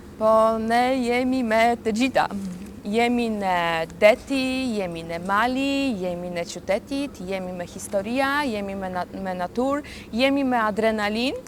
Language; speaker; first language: Albanian; non-native, learner; Polish